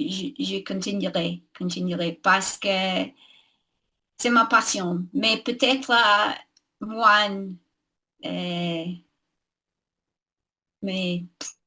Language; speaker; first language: French; non-native, learner; English